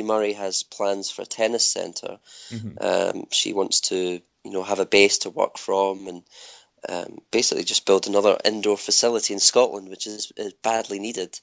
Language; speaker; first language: English; native; English